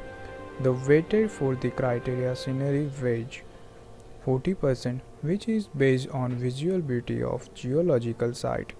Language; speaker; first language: English; non-native, fluent; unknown